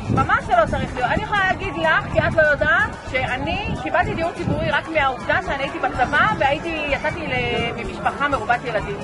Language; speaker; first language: Hebrew; native; Hebrew